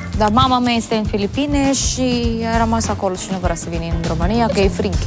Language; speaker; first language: Romanian; non-native, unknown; Filipino